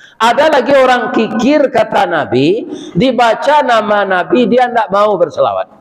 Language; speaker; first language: Malay; non-native, local second language; Minangkabau